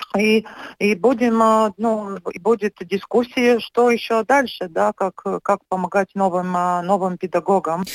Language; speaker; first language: Russian; non-native, local second language; Latvian